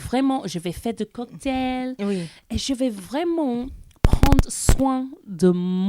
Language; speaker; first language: French; non-native, learner; English